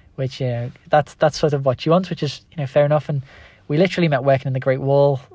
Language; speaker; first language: English; native; English